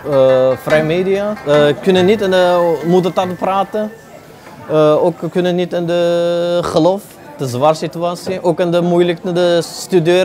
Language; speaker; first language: Dutch; non-native, local second language; Uyghur